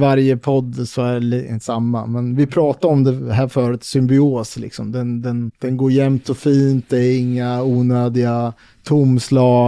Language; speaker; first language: Swedish; native; Swedish